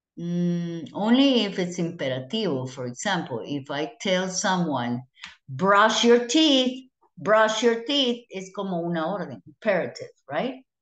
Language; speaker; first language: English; non-native, fluent; Spanish